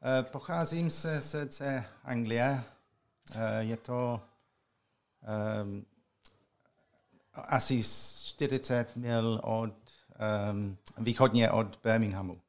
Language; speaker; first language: Czech; non-native, learner; English